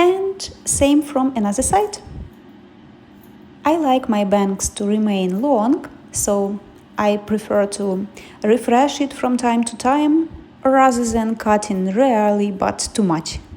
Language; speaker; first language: English; non-native, fluent; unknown